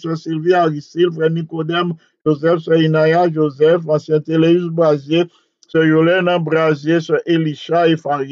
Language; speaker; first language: French; non-native, local second language; Haitian Creole